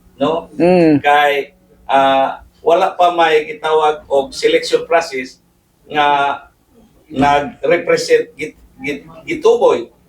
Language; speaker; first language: Cebuano; non-native, local second language; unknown